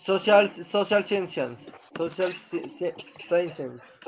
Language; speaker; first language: English; non-native, learner; Spanish